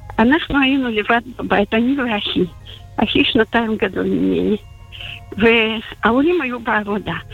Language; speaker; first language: Hebrew; non-native, fluent; Russian